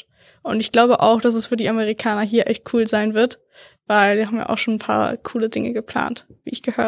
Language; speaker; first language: German; native; German